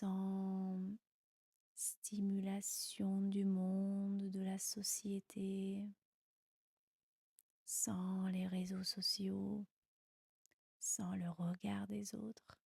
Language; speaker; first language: French; non-native, fluent; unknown